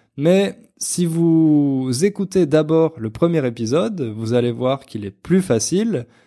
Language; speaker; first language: French; native; French